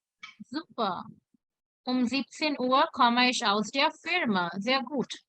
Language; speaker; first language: German; non-native, learner; Hindi